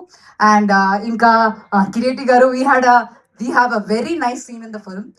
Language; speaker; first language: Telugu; non-native, fluent; Malayalam